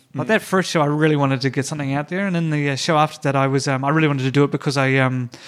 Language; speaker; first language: English; native; English